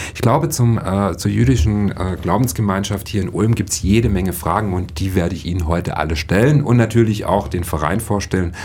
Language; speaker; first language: German; native; German